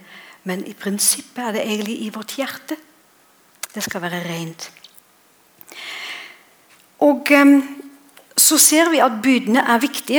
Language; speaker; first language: Norwegian; non-native, fluent; English